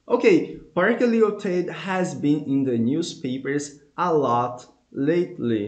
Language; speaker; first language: English; non-native, fluent; Portuguese